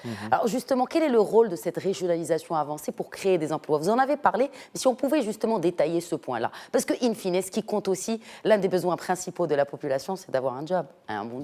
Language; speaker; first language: French; non-native, local second language; Arabic